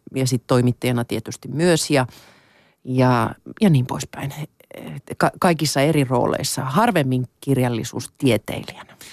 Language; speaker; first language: Finnish; non-native, local second language; Swedish